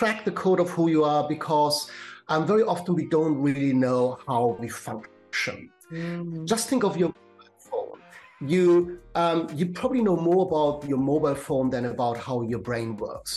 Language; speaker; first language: English; non-native, fluent; German